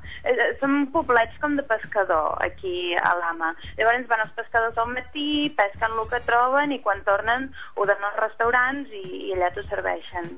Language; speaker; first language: Catalan; native; Catalan